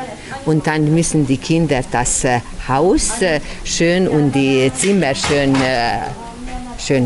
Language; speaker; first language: German; non-native, local second language; Hungarian